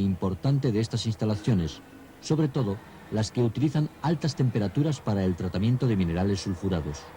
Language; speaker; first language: Spanish; native; Spanish